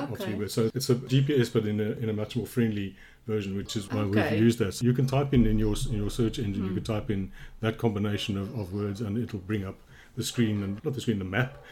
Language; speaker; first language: English; native; English